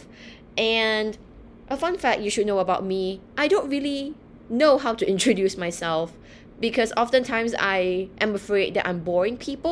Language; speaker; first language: English; native; English